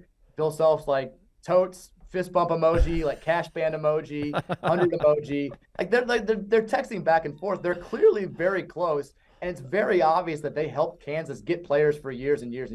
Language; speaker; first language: English; native; English